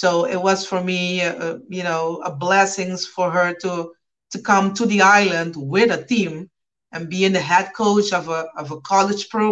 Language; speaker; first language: English; non-native, fluent; Papiamento